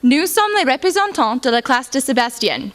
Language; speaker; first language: French; non-native, learner; English